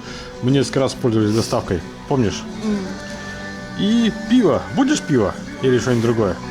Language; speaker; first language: Russian; native; Russian